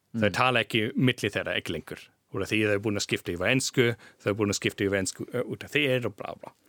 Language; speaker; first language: Icelandic; non-native, fluent; German